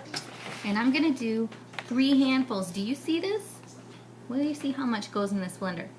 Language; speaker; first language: English; native; English